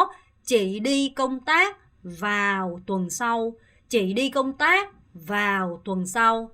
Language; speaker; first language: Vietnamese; non-native, fluent; Korean